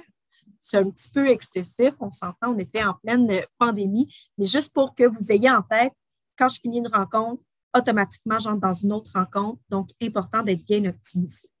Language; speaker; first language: French; native; French